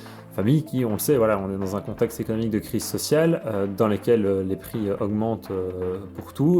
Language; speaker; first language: French; native; French